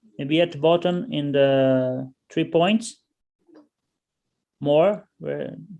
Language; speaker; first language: English; non-native, learner; Portuguese